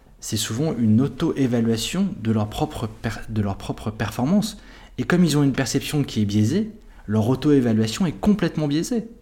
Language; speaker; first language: French; native; French